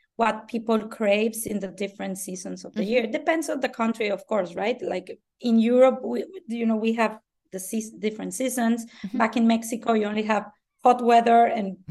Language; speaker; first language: English; non-native, fluent; Spanish